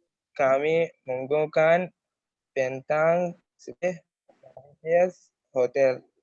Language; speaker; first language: Indonesian; non-native, learner; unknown